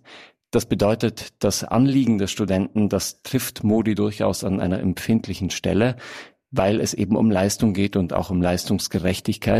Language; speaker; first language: German; native; German